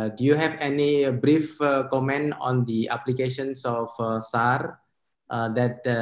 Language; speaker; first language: English; non-native, fluent; Indonesian